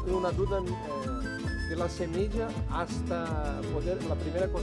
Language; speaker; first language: Spanish; non-native, learner; Portuguese